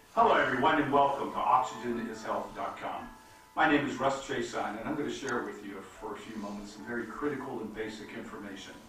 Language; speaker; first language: English; native; English